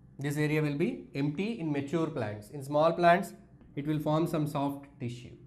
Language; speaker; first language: English; non-native, local second language; Telugu